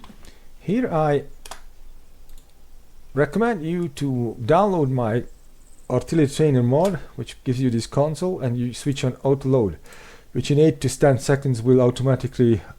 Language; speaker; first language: English; non-native, fluent; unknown